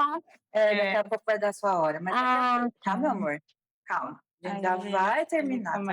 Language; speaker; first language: Portuguese; native; Portuguese